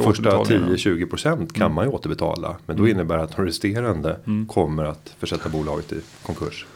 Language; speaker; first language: Swedish; native; Swedish